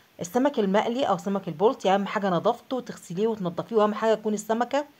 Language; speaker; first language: Arabic; native; Arabic